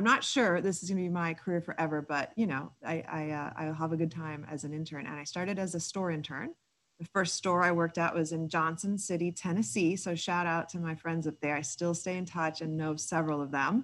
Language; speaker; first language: English; native; English